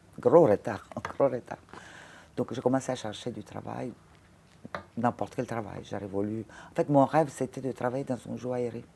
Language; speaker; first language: French; non-native, fluent; Italian